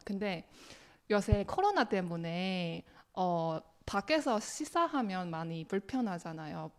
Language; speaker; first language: Korean; non-native, learner; Chinese